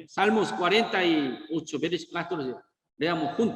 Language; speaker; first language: Spanish; non-native, learner; Korean